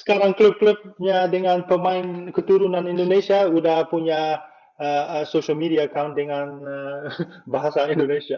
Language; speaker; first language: Indonesian; non-native, fluent; Dutch